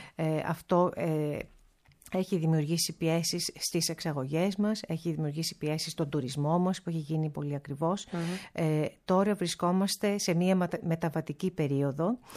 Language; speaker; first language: Greek; early bilingual, heritage; Greek